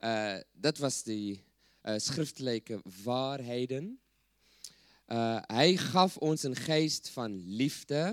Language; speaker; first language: Dutch; non-native, fluent; English